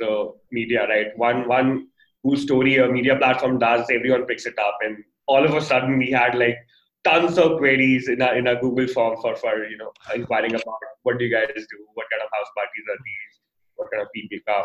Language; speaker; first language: English; non-native, local second language; Hindi